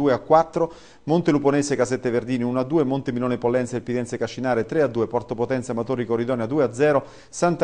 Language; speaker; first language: Italian; native; Italian